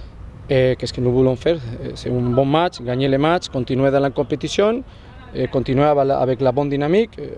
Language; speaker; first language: French; non-native, learner; Spanish